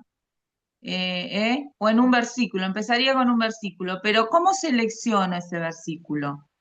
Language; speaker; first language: Spanish; native; Spanish